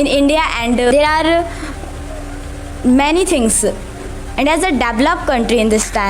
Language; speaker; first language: English; non-native, learner; Hindi